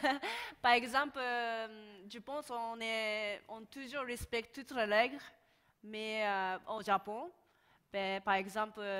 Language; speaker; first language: French; non-native, learner; Japanese